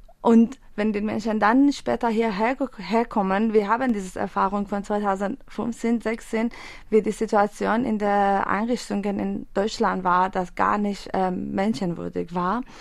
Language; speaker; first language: German; non-native, fluent; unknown